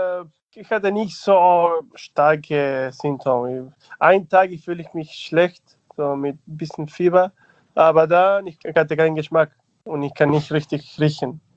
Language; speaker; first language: German; non-native, learner; Spanish